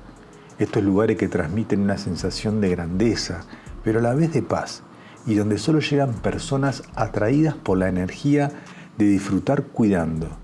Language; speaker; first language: Spanish; native; Spanish